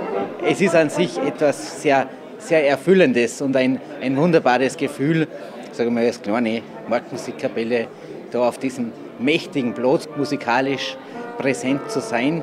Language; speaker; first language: German; native; German